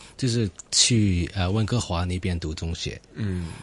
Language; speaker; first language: Chinese; non-native, fluent; Cantonese